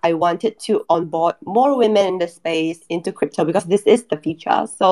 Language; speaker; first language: English; non-native, local second language; Chinese